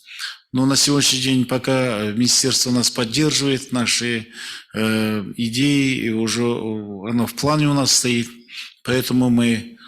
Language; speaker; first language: Russian; non-native, local second language; Kazakh